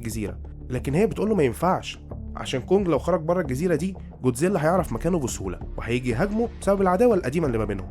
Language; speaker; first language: Arabic; native; Arabic